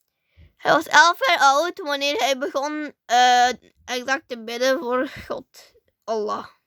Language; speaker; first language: Dutch; early bilingual, other home language; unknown